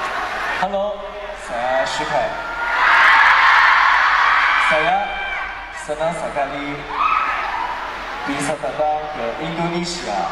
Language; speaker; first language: Indonesian; non-native, learner; Chinese